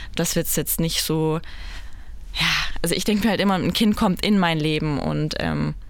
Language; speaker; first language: German; native; German